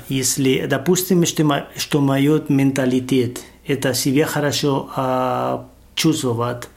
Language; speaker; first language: Russian; non-native, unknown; Spanish